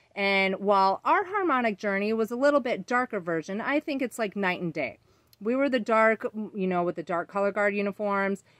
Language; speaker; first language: English; native; English